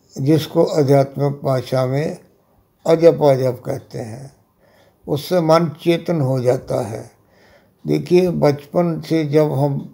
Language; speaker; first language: Hindi; non-native, local second language; Punjabi